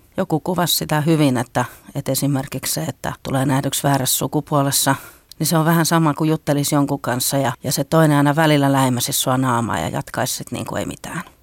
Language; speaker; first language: Finnish; native; Finnish